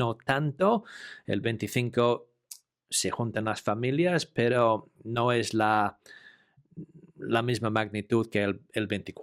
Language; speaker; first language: Spanish; non-native, fluent; English